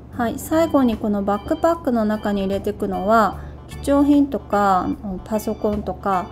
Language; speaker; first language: Japanese; native; Japanese